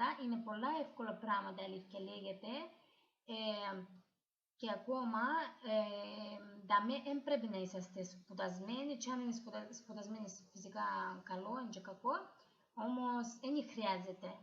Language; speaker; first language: Greek; non-native, fluent; Russian